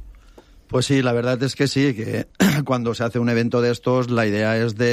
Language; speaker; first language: Spanish; native; Spanish